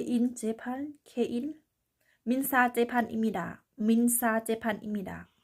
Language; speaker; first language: Korean; non-native, learner; Thai